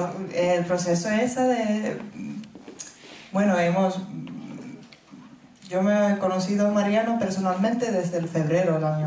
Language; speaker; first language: Spanish; non-native, fluent; Finnish